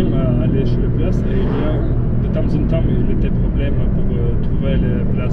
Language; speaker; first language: French; non-native, learner; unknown